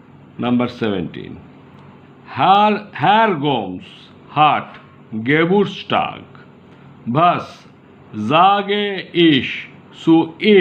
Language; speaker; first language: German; non-native, fluent; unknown